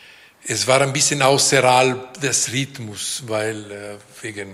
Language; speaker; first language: German; non-native, local second language; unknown